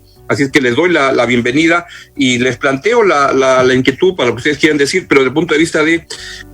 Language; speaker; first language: Spanish; native; Spanish